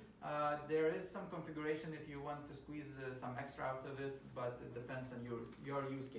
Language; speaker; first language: English; non-native, fluent; Lithuanian